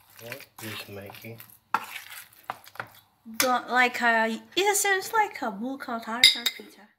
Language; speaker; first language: English; non-native, learner; Indonesian